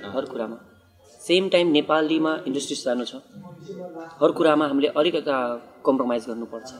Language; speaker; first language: Nepali; non-native, local second language; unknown